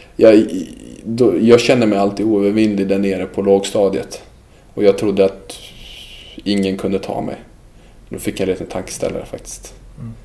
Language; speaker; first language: Swedish; early bilingual, other home language; Serbian